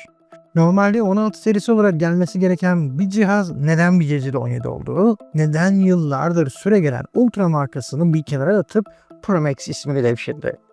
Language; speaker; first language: Turkish; native; Turkish